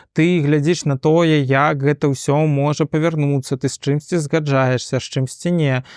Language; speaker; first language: Belarusian; non-native, local second language; Russian